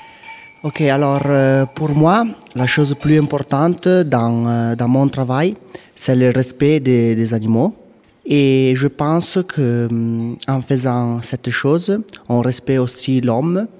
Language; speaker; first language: French; non-native, local second language; Italian